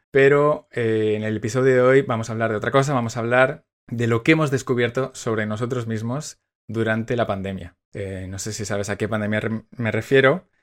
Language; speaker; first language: Spanish; native; Spanish